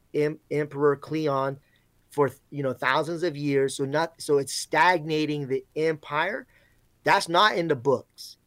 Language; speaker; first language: English; native; English